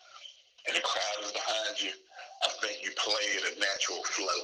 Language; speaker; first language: English; native; English